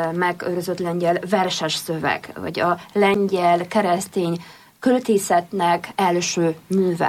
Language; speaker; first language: Hungarian; non-native, fluent; Polish